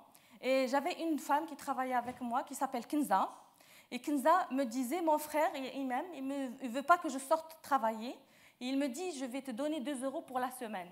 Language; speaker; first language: French; non-native, local second language; Arabic